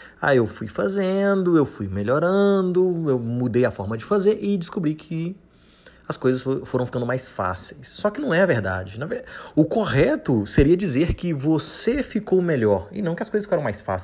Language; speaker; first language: Portuguese; native; Portuguese